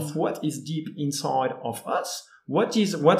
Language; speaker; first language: English; non-native, fluent; French